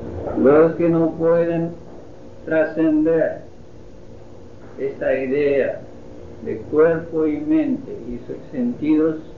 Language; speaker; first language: Spanish; non-native, fluent; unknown